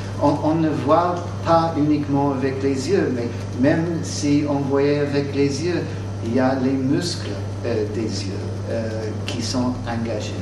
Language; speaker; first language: French; non-native, fluent; English